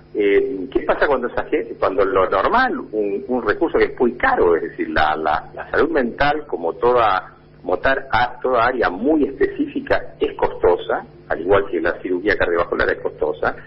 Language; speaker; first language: Spanish; native; Spanish